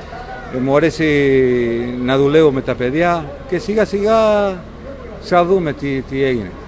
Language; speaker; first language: Greek; non-native, learner; Spanish